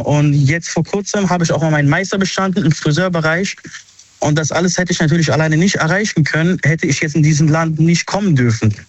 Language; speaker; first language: German; early bilingual, other home language; Arabic